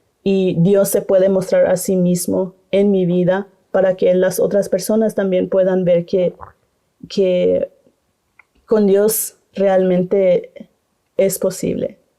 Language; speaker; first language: Spanish; non-native, local second language; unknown